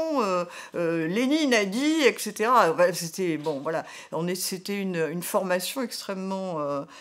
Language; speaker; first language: French; native; French